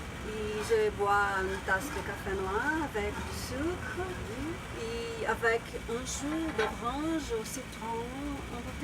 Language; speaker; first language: French; non-native, learner; Portuguese